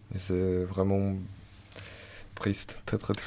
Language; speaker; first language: French; non-native, fluent; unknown